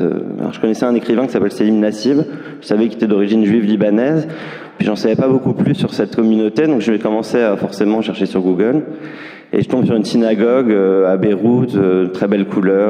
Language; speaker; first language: French; native; French